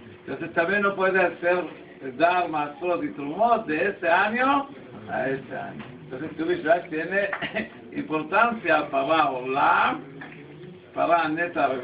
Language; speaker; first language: Spanish; non-native, learner; Hebrew